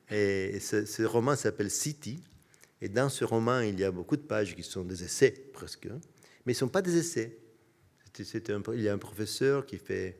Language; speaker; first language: French; non-native, fluent; Italian